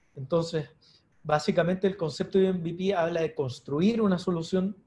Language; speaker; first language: Spanish; native; Spanish